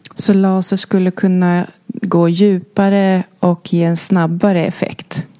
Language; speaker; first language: Swedish; native; Swedish